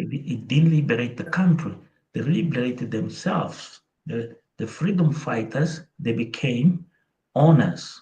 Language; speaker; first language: English; non-native, local second language; Portuguese